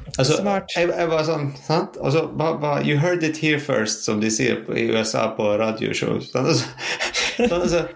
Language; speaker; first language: Norwegian; non-native, fluent; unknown